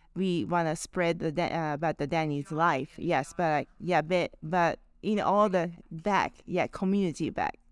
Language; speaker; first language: English; non-native, fluent; Japanese